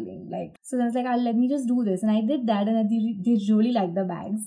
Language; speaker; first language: English; non-native, local second language; Gujarati